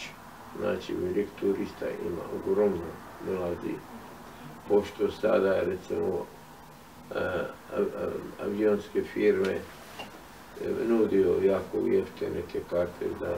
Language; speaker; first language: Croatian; non-native, fluent; Arabic